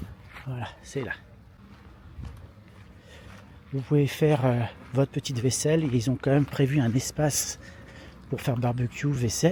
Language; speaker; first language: French; native; French